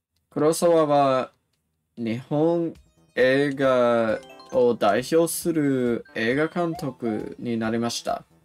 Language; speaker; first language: Japanese; non-native, learner; English